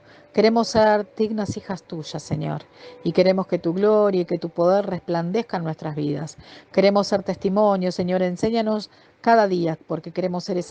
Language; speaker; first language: Spanish; native; Spanish